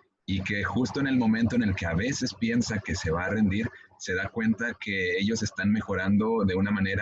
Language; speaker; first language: Spanish; native; Spanish